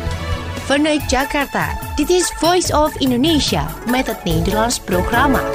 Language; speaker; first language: Dutch; non-native, fluent; Indonesian